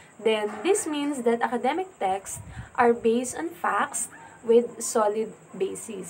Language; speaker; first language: English; non-native, local second language; Filipino